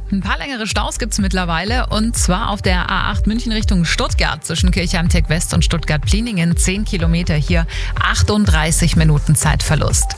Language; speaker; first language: German; native; German